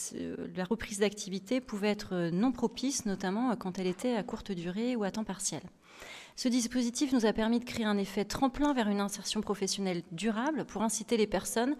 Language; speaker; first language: French; native; French